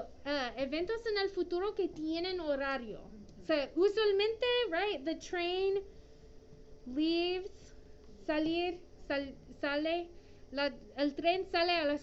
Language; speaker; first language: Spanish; non-native, fluent; English